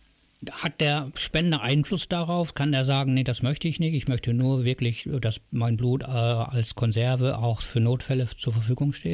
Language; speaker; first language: German; native; German